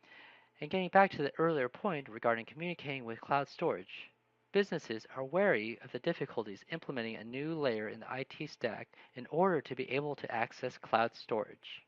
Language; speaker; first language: English; native; English